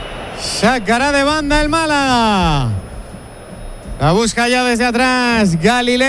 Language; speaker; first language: Spanish; native; Spanish